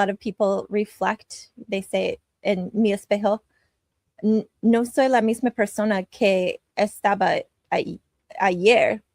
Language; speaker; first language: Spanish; non-native, learner; English